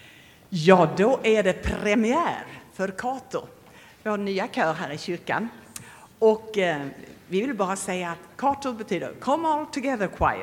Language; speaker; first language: Swedish; native; Swedish